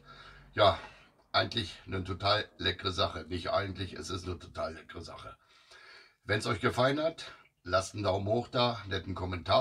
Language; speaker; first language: German; native; German